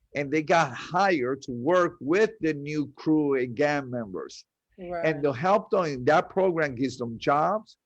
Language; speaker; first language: English; early bilingual, other home language; Spanish